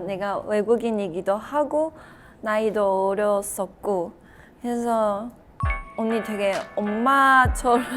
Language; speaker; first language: Korean; non-native, fluent; Chinese